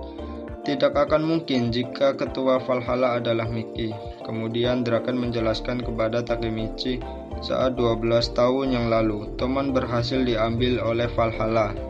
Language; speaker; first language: Indonesian; native; Indonesian